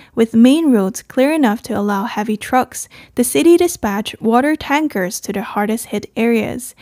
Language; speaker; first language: English; non-native, fluent; Chinese